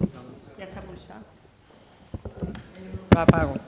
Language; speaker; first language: Spanish; native; Spanish